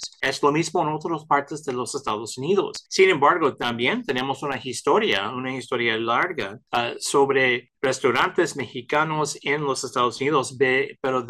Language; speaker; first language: Spanish; early bilingual, heritage; Spanish